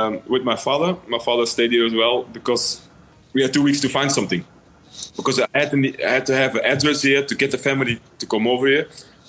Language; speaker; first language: English; non-native, fluent; Dutch